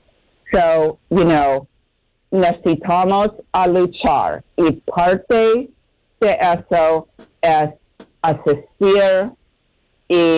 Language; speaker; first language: Spanish; non-native, learner; English